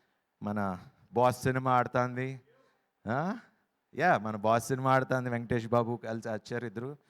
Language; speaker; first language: Telugu; native; Telugu